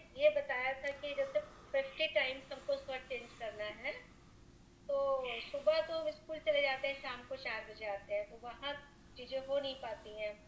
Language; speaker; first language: Hindi; native; Hindi